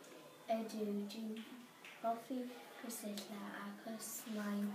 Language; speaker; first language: Welsh; non-native, local second language; English